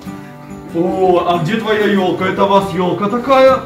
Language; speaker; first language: Russian; native; Russian